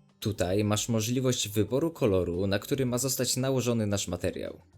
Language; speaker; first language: Polish; native; Polish